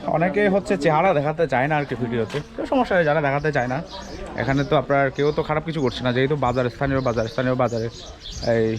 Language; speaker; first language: Bangla; native; Bangla